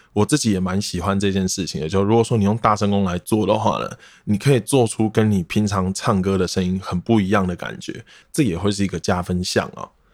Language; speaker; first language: Chinese; non-native, local second language; Min Nan Chinese